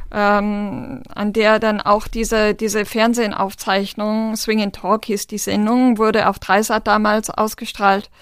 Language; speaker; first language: German; non-native, local second language; Romany